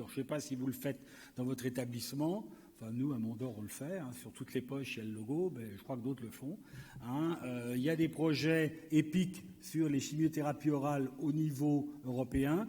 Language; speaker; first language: French; native; French